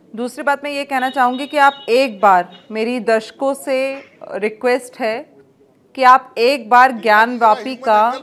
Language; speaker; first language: Hindi; native; Hindi